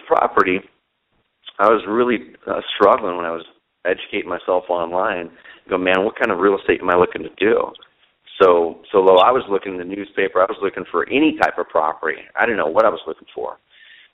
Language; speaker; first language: English; native; English